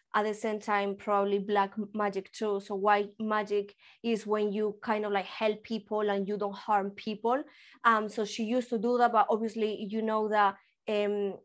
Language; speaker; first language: English; early bilingual, other home language; Spanish